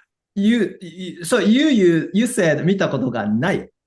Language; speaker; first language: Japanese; non-native, learner; English